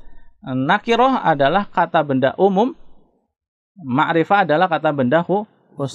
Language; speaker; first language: Indonesian; native; Indonesian